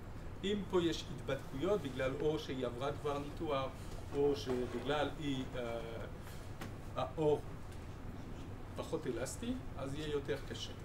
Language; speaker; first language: Hebrew; non-native, fluent; French